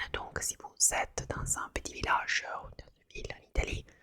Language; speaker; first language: French; non-native, fluent; Italian